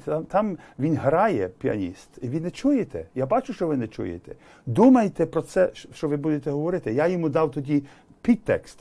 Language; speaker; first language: Ukrainian; early bilingual, heritage; English